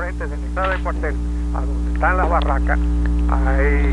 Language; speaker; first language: Spanish; native; Spanish